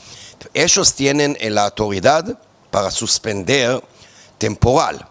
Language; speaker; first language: Spanish; non-native, fluent; Hebrew